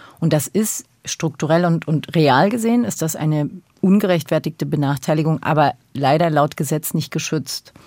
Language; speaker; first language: German; early bilingual, other home language; Turkish